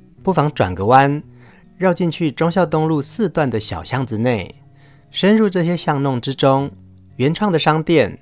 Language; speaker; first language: Chinese; native; Chinese